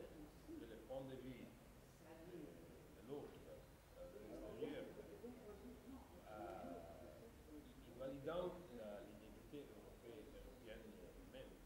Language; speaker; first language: French; non-native, fluent; Italian